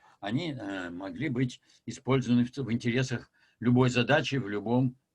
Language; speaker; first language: Russian; native; Russian